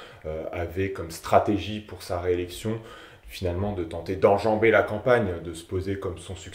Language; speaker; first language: French; native; French